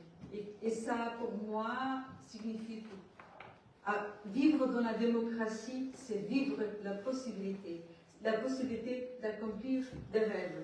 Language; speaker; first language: French; non-native, learner; Portuguese